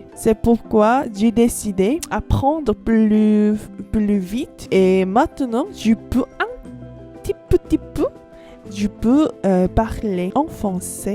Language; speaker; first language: French; non-native, learner; Korean